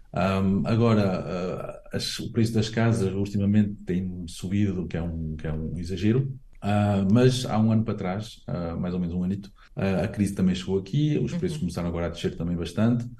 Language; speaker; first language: Portuguese; early bilingual, heritage; Portuguese